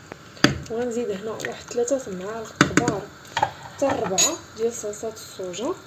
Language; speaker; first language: Arabic; native; Arabic